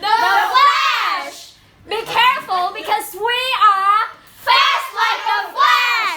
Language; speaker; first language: English; non-native, fluent; Vietnamese